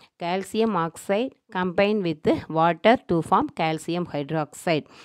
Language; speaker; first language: English; non-native, local second language; Tamil